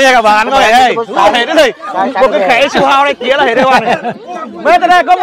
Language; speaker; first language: Portuguese; non-native, learner; Vietnamese